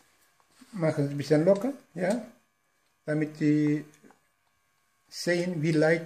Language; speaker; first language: German; non-native, learner; Turkish